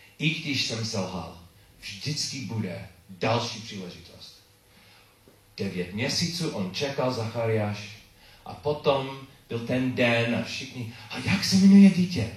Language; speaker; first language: Czech; non-native, learner; English